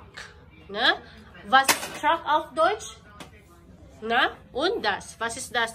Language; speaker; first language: German; non-native, learner; Filipino